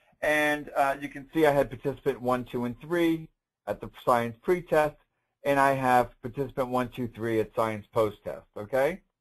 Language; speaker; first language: English; native; English